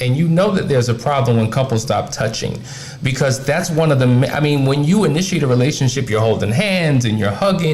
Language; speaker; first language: English; native; English